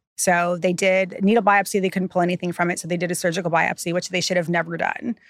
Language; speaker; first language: English; native; English